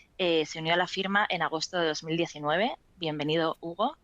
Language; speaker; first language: Spanish; native; Spanish